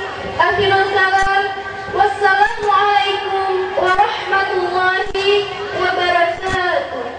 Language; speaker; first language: Arabic; non-native, learner; Indonesian